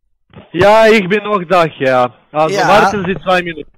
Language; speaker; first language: German; non-native, learner; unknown